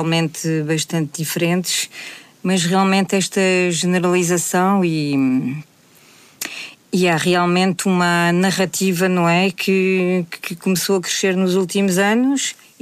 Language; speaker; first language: Portuguese; native; Portuguese